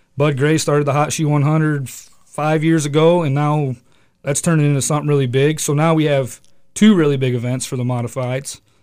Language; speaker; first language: English; native; English